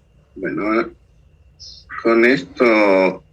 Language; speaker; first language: Spanish; native; Spanish